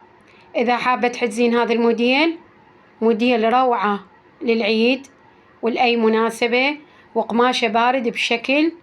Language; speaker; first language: Arabic; native; Arabic